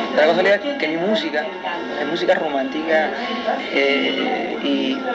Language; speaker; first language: Spanish; early bilingual, heritage; Spanish